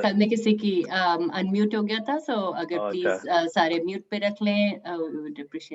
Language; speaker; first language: Urdu; native; Urdu